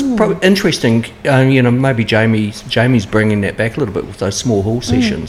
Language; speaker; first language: English; native; English